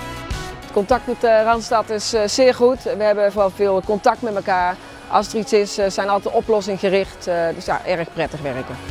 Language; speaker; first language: Dutch; native; Dutch